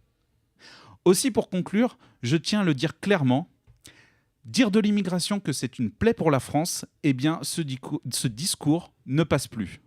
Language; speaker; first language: French; native; French